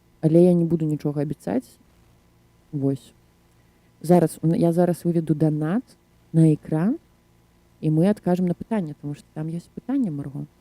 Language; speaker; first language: Belarusian; non-native, local second language; Russian